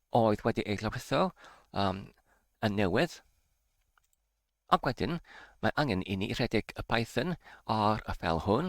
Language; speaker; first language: Welsh; non-native, learner; Polish